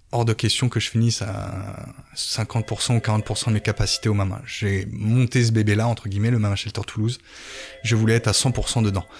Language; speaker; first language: French; native; French